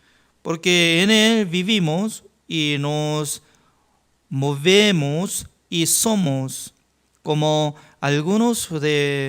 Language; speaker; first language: Spanish; non-native, fluent; Korean